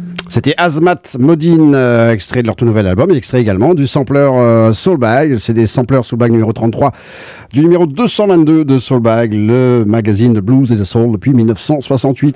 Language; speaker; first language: French; native; French